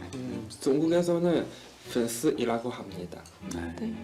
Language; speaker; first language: Korean; non-native, learner; Chinese